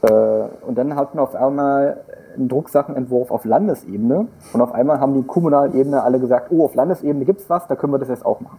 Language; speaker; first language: German; native; German